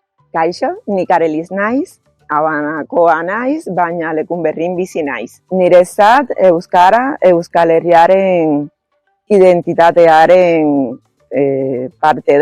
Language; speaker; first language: Basque; non-native, fluent; Spanish